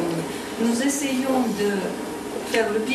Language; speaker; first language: French; non-native, fluent; Armenian